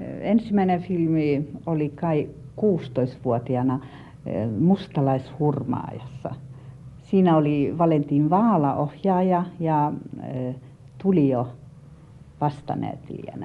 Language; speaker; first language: Finnish; non-native, local second language; Swedish